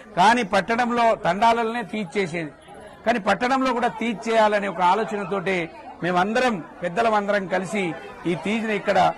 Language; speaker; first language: Telugu; non-native, local second language; Lambadi